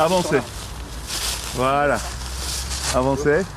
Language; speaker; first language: French; native; French